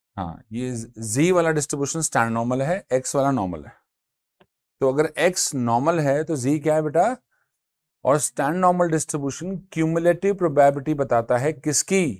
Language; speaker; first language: Hindi; native; Hindi